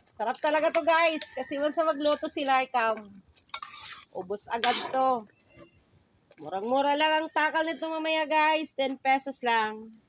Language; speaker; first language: Filipino; non-native, local second language; Waray